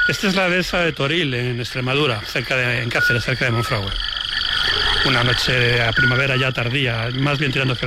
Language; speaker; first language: Spanish; native; Spanish